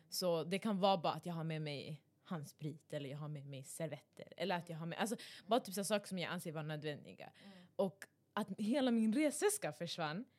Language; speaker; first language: Swedish; early bilingual, other home language; Arabic